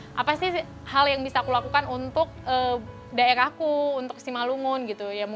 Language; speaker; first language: Indonesian; native; Indonesian